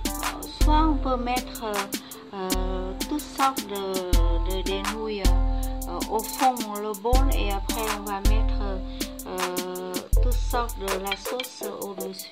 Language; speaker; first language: French; non-native, fluent; Vietnamese